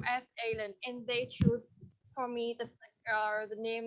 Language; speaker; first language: English; non-native, learner; Vietnamese